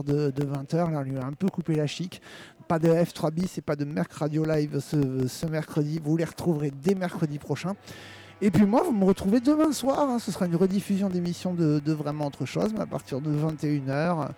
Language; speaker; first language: French; native; French